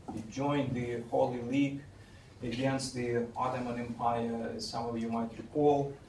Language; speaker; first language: English; non-native, fluent; Russian